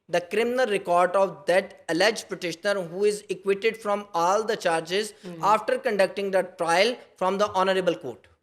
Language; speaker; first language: English; non-native, local second language; Urdu